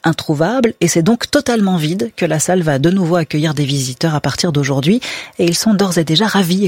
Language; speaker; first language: French; native; French